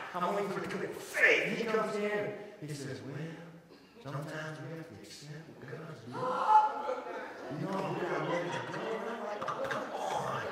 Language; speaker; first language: English; early bilingual, other home language; Korean